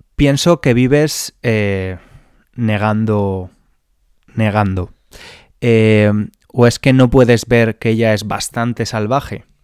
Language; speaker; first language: Spanish; native; Spanish